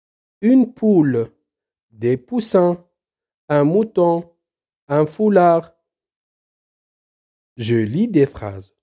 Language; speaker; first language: French; non-native, local second language; Arabic